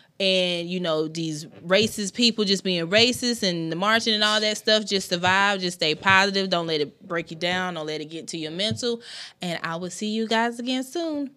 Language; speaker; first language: English; native; English